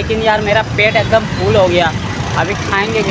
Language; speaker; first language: Hindi; non-native, local second language; Mizo